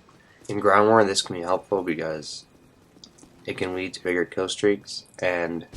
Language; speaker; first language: English; native; English